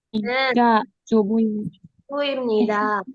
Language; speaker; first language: Korean; non-native, learner; Indonesian